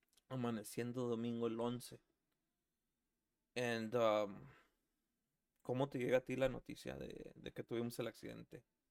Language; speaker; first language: Spanish; native; Spanish